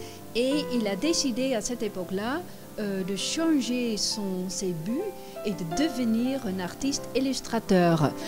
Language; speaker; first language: French; non-native, fluent; Dutch